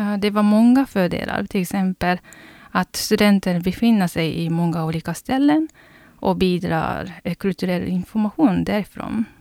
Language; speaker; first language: Swedish; non-native, fluent; Japanese